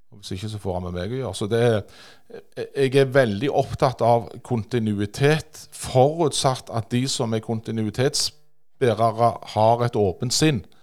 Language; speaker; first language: Norwegian; native; Norwegian